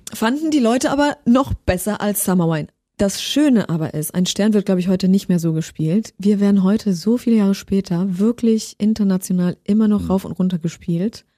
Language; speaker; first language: German; early bilingual, other home language; Polish